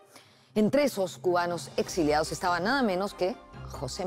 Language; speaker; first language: Spanish; native; Spanish